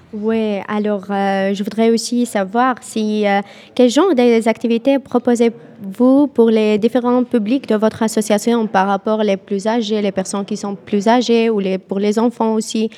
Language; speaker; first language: French; non-native, fluent; Arabic